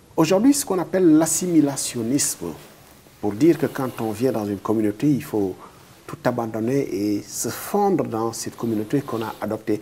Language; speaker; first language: French; non-native, local second language; Wolof